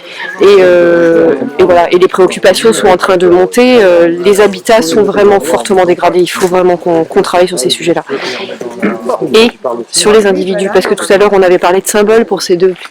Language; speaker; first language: French; native; French